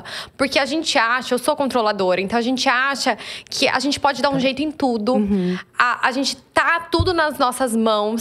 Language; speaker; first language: Portuguese; native; Portuguese